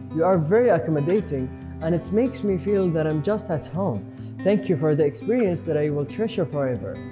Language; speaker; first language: English; non-native, fluent; Arabic